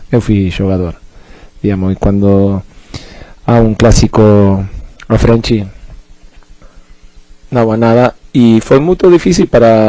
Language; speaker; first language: Portuguese; non-native, fluent; Spanish